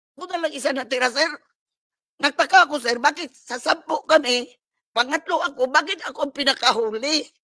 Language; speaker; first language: Filipino; non-native, local second language; Cebuano